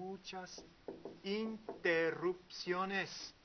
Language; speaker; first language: Spanish; non-native, learner; English